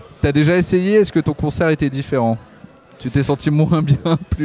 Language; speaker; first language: French; native; French